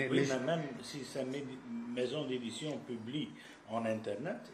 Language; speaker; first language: French; non-native, fluent; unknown